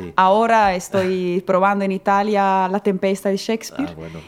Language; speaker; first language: Spanish; non-native, learner; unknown